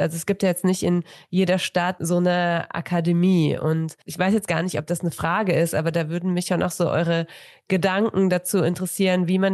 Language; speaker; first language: German; native; German